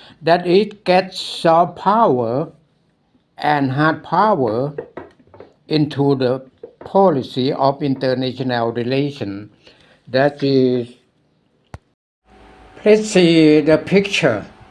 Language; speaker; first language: English; non-native, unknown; Thai